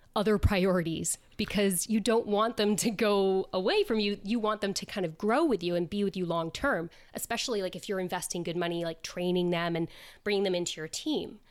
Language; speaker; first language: English; native; English